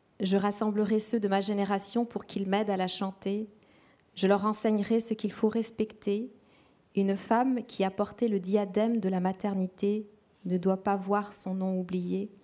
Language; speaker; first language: French; non-native, local second language; Kinyarwanda